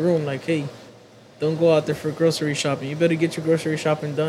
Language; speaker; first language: English; early bilingual, other home language; Spanish